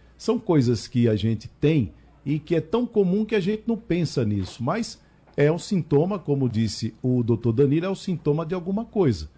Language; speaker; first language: Portuguese; native; Portuguese